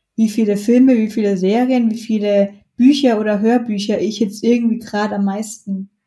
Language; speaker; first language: German; native; German